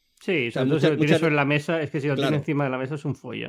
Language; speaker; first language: Spanish; native; Spanish